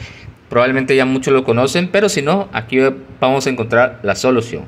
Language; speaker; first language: Spanish; native; Spanish